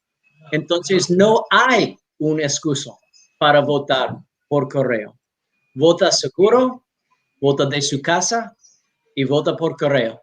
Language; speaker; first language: Spanish; non-native, learner; English